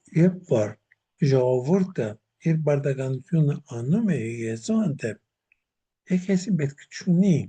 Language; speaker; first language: Armenian; native; Armenian